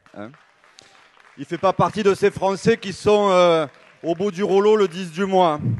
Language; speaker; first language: French; native; French